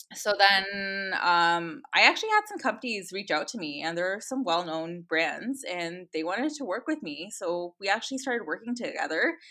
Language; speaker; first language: English; native; English